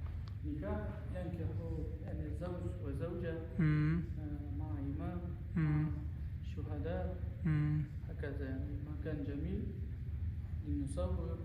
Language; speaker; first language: Arabic; non-native, learner; Kazakh